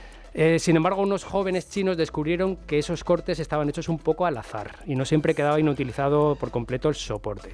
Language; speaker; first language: Spanish; native; Spanish